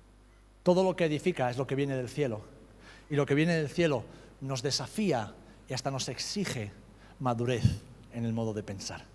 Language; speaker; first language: Spanish; native; Spanish